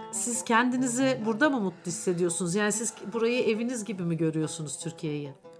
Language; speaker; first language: Turkish; native; Turkish